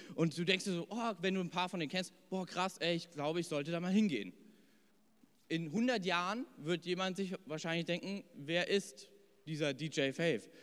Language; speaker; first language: German; native; German